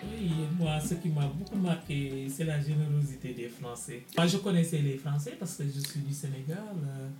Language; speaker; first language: French; non-native, local second language; Wolof